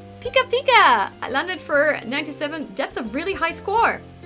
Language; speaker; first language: English; non-native, fluent; German